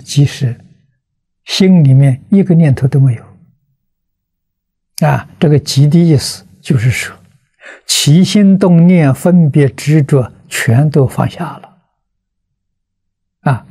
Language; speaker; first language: Chinese; native; Chinese